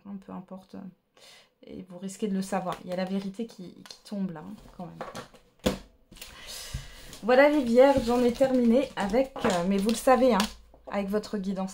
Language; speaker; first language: French; native; French